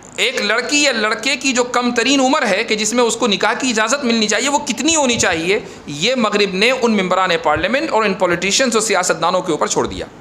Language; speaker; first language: Urdu; native; Urdu